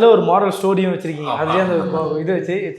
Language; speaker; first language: Tamil; native; Tamil